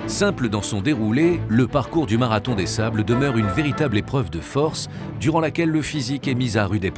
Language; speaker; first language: French; native; French